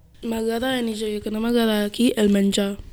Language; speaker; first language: Catalan; early bilingual, other home language; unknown